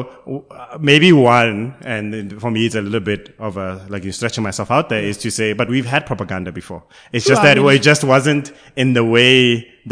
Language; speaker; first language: English; non-native, local second language; Tswana